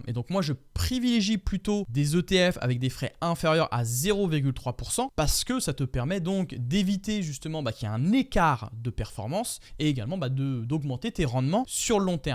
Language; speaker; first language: French; native; French